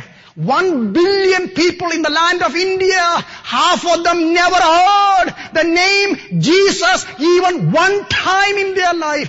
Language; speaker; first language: English; non-native, local second language; Malayalam